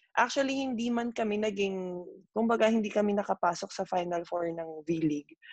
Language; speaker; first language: Filipino; native; Filipino